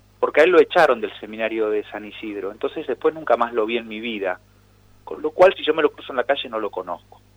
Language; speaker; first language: Spanish; native; Spanish